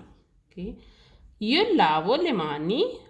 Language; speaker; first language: Italian; non-native, learner; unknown